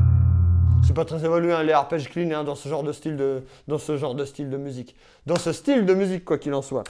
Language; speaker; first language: French; native; French